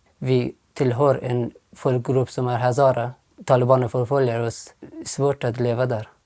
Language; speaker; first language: Swedish; non-native, fluent; Persian